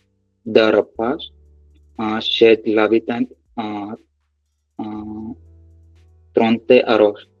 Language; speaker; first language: French; non-native, learner; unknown